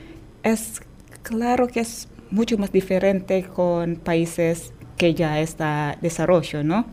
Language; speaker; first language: Spanish; non-native, fluent; Indonesian